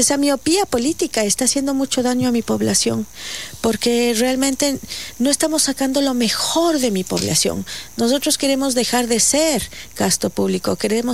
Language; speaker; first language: Spanish; native; Spanish